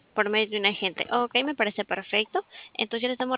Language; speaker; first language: Spanish; native; Spanish